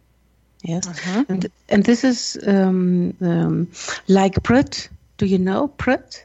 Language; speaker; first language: English; non-native, learner; German